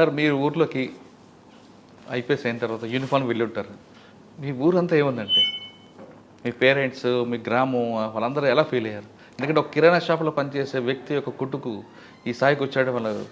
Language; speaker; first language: Telugu; native; Telugu